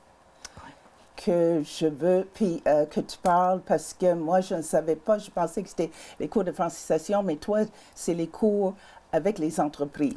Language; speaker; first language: French; native; French